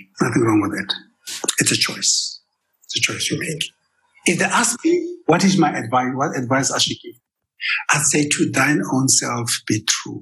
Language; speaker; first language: English; non-native, local second language; Tswana